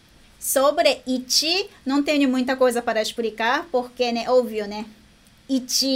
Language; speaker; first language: Portuguese; non-native, fluent; Japanese